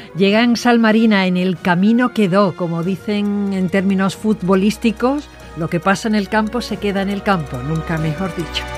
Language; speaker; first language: Spanish; native; Spanish